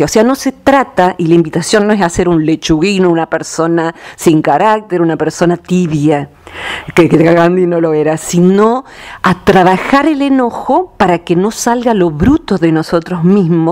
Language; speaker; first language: Spanish; native; Spanish